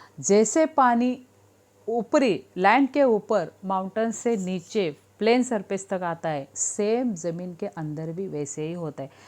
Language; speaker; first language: Hindi; non-native, local second language; Marathi